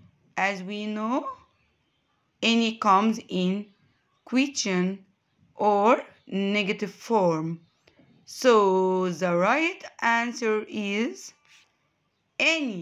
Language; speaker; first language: English; non-native, fluent; Arabic